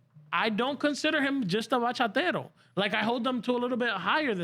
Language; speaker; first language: English; early bilingual, other home language; Spanish